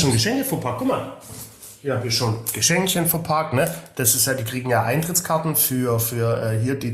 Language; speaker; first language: German; native; German